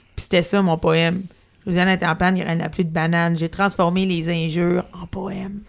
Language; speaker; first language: French; native; French